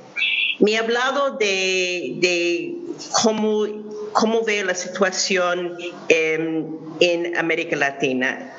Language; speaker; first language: Spanish; non-native, fluent; English